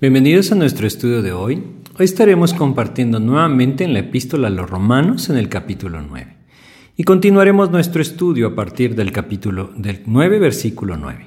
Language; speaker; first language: Spanish; native; Spanish